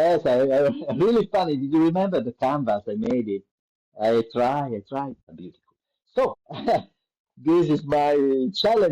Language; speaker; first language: English; non-native, learner; Italian